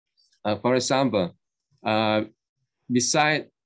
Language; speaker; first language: English; non-native, learner; Indonesian